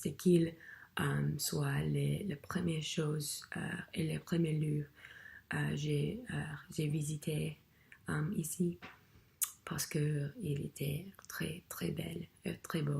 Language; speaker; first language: French; non-native, learner; English